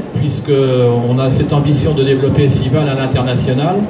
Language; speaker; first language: French; native; French